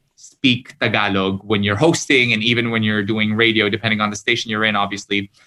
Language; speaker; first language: English; native; English